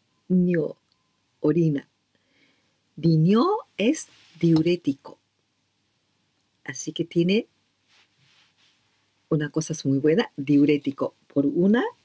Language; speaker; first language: Spanish; non-native, learner; Japanese